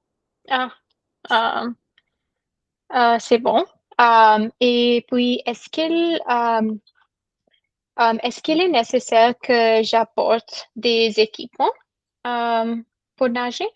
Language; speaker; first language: French; non-native, learner; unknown